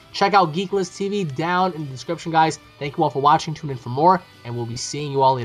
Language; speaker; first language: English; native; English